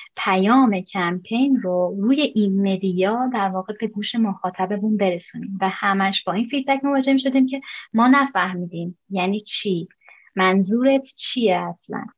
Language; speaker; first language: Persian; native; Persian